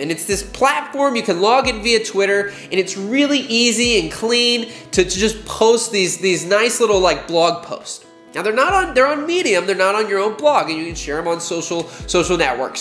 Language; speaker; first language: English; native; English